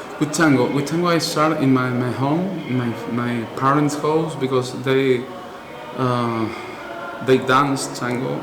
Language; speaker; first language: English; non-native, learner; Spanish